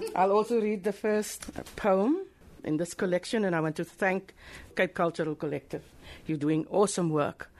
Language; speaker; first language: English; non-native, local second language; Afrikaans